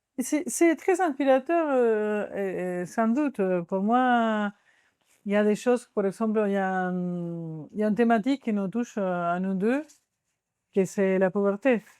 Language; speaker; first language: French; non-native, fluent; Spanish